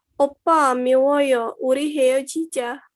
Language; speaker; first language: Korean; non-native, learner; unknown